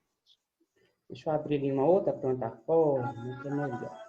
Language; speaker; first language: Portuguese; native; Portuguese